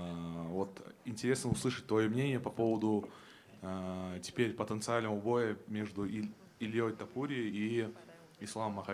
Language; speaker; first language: Russian; native; Russian